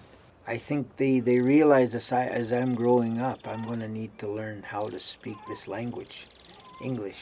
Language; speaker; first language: English; native; English